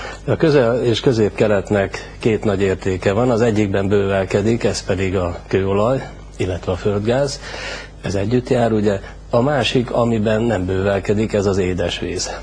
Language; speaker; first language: Hungarian; native; Hungarian